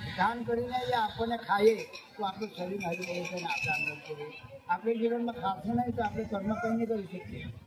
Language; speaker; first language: Gujarati; non-native, local second language; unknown